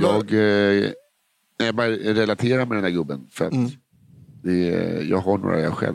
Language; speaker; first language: Swedish; native; Swedish